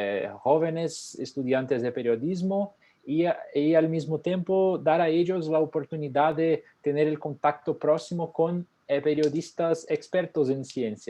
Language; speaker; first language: Spanish; non-native, fluent; Portuguese